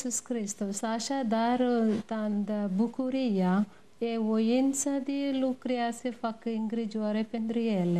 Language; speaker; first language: Romanian; non-native, learner; Tamil